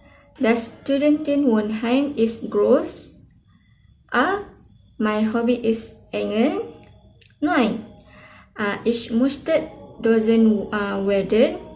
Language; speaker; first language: German; non-native, learner; Malay